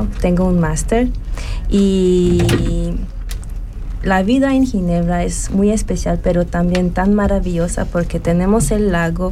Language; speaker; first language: Spanish; early bilingual, heritage; French